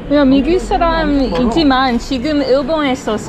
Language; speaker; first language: Korean; non-native, learner; English